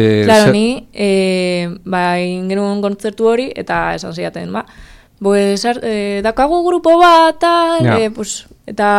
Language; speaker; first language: Basque; non-native, local second language; Spanish